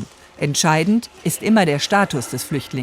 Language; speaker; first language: German; native; German